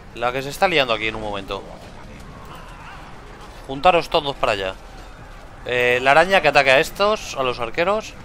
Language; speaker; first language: Spanish; native; Spanish